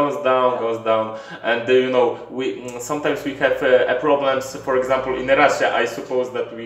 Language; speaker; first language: English; non-native, learner; Polish